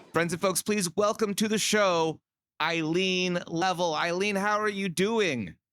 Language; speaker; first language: English; native; English